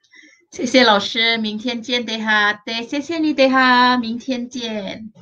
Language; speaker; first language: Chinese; non-native, local second language; Malay